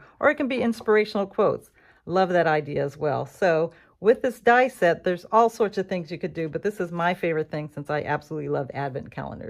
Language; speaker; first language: English; native; English